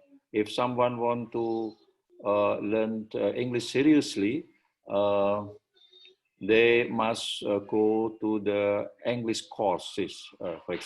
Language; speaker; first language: English; non-native, learner; Indonesian